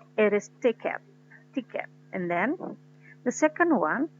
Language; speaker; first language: English; non-native, fluent; Indonesian